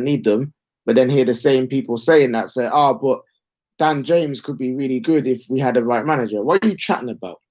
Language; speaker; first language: English; native; English